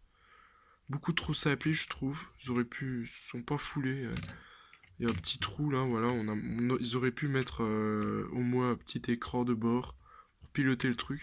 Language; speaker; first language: French; native; French